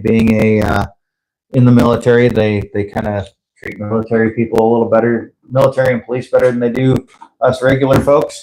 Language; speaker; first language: English; native; English